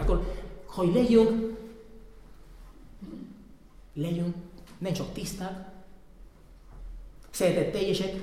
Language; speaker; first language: Hungarian; non-native, fluent; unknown